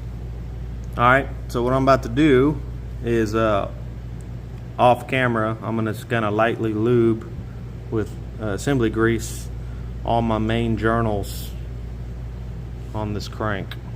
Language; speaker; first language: English; native; English